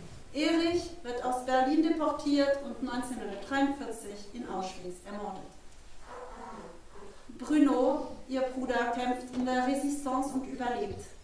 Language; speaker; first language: German; native; German